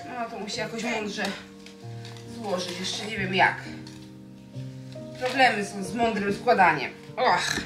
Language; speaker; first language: Polish; native; Polish